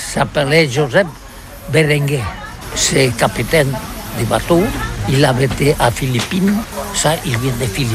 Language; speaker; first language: French; non-native, learner; Catalan